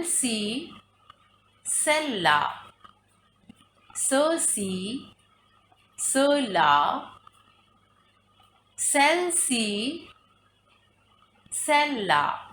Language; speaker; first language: French; non-native, fluent; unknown